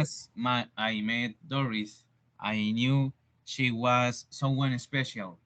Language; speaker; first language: English; non-native, learner; Spanish